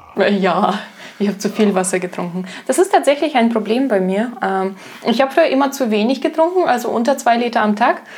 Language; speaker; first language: German; non-native, fluent; Russian